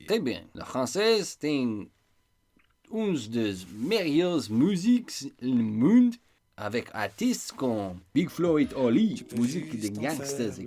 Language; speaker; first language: French; non-native, learner; English